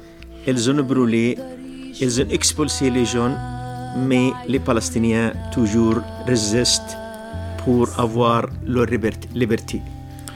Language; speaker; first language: French; non-native, local second language; Arabic